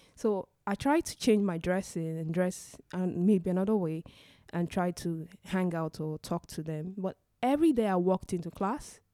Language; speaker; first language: English; non-native, local second language; Igbo